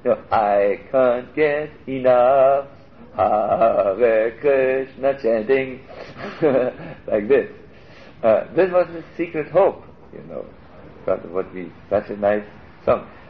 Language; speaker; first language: English; non-native, fluent; German